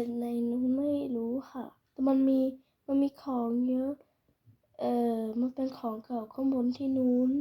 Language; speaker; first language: Thai; early bilingual, heritage; Thai